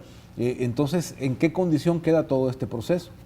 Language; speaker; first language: Spanish; native; Spanish